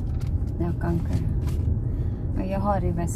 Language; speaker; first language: Swedish; non-native, learner; Filipino